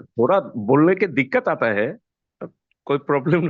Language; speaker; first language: Hindi; non-native, learner; Bangla